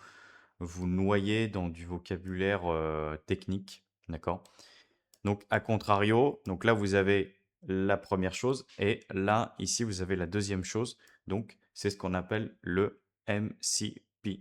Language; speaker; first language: French; native; French